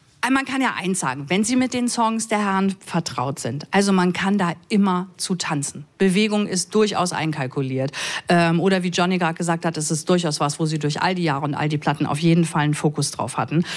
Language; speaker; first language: German; native; German